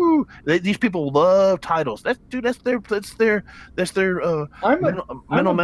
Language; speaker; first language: English; native; English